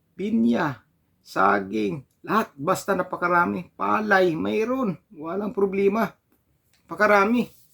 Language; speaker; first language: Filipino; non-native, local second language; Cebuano